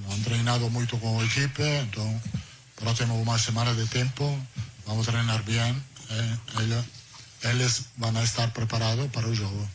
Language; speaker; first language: Portuguese; non-native, fluent; Italian